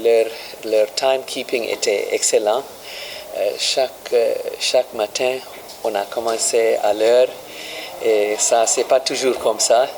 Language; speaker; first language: French; non-native, learner; English